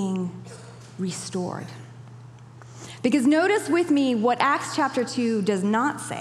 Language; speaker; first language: English; native; English